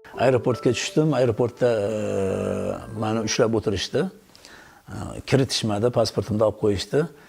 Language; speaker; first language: Uzbek; native; Uzbek